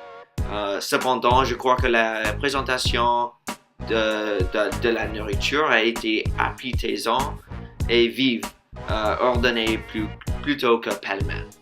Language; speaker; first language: French; non-native, fluent; English